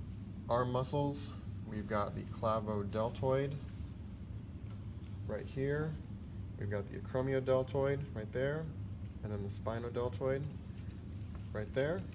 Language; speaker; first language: English; native; English